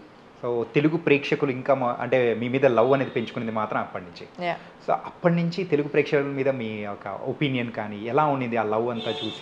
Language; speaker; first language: Telugu; native; Telugu